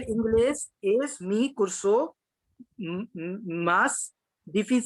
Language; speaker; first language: Spanish; non-native, learner; Hindi